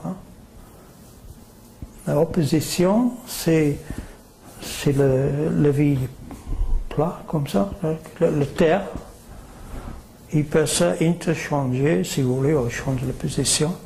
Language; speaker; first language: French; non-native, fluent; English